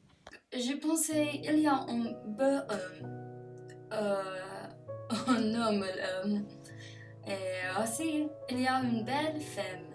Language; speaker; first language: French; non-native, learner; English